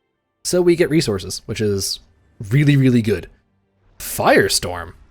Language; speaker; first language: English; native; English